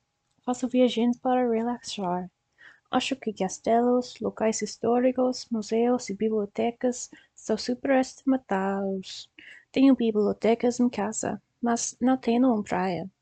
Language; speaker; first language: Portuguese; non-native, learner; English